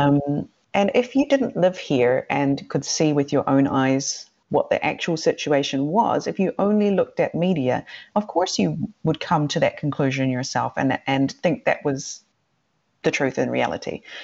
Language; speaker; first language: English; native; English